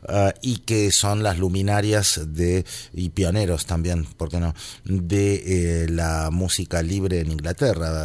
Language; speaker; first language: Spanish; native; Spanish